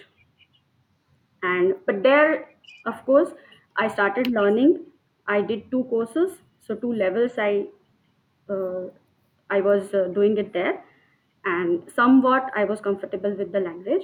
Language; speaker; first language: English; non-native, local second language; Marathi